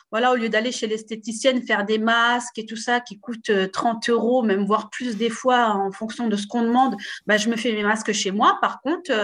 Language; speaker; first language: French; native; French